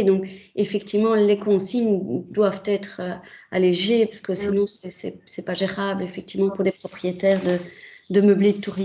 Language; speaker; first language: French; native; French